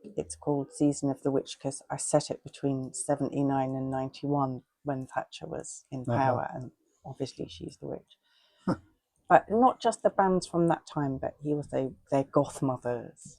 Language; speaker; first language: English; native; English